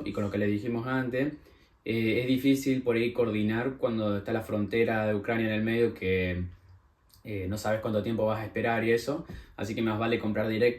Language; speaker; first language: Spanish; native; Spanish